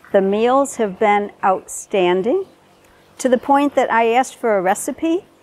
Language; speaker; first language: English; native; English